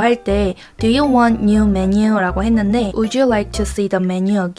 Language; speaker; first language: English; non-native, learner; Korean